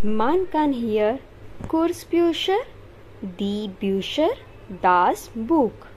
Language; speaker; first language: German; non-native, learner; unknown